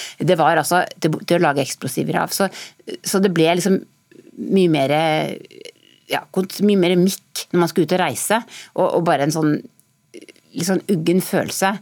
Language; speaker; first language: Norwegian; native; Norwegian